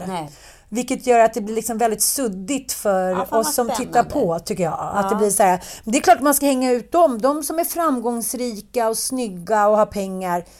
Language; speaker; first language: Swedish; native; Swedish